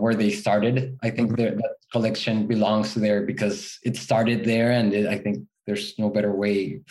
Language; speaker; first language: English; non-native, fluent; Spanish